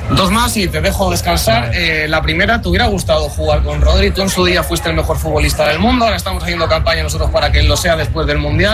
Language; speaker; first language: Spanish; native; Spanish